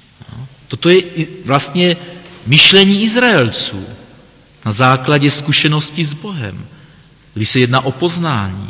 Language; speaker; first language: Czech; native; Czech